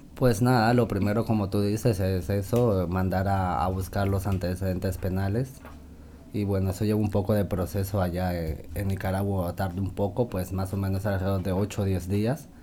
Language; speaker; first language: Spanish; native; Spanish